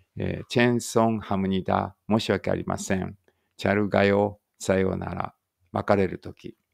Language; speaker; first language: Japanese; native; Japanese